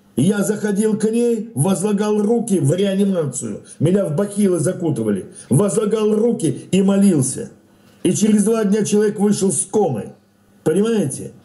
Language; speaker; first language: Russian; native; Russian